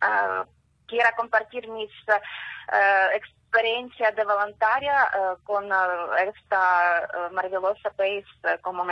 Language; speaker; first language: Spanish; non-native, learner; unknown